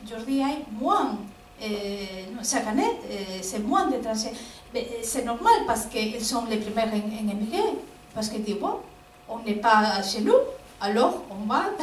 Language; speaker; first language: French; non-native, fluent; Spanish